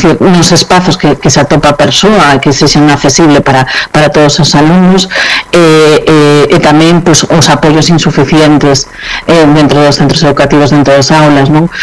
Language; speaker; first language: Galician; non-native, local second language; Spanish